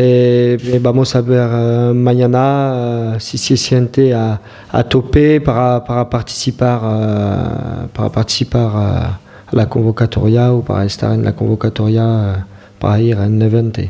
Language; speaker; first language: Spanish; non-native, fluent; French